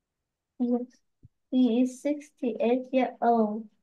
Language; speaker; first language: English; non-native, learner; Vietnamese